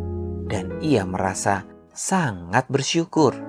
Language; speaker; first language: Indonesian; native; Indonesian